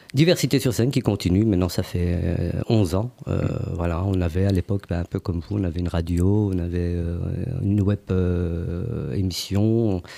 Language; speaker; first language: French; native; French